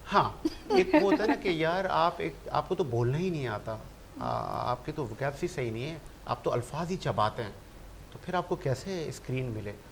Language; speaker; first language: Urdu; native; Urdu